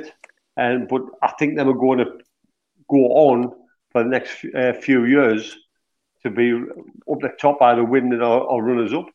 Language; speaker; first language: English; native; English